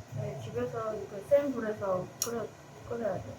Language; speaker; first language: Korean; early bilingual, heritage; Korean